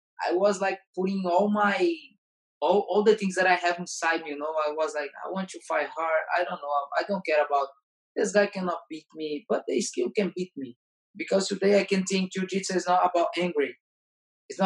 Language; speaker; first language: English; non-native, learner; Portuguese